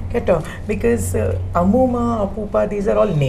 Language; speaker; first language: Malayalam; non-native, local second language; English